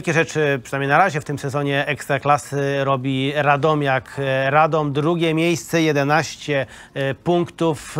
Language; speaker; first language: Polish; native; Polish